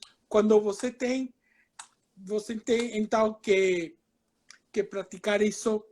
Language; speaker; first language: Portuguese; non-native, fluent; Spanish